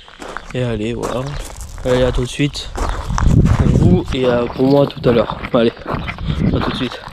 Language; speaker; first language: French; native; French